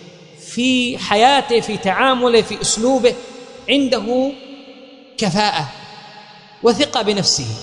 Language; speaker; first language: Arabic; native; Arabic